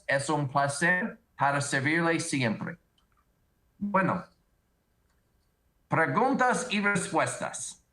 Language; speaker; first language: Spanish; non-native, learner; English